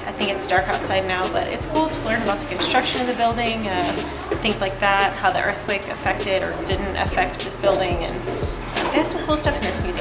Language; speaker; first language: English; native; English